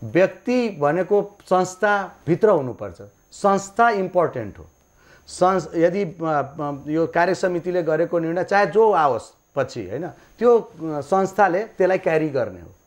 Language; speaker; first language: Nepali; non-native, local second language; Maithili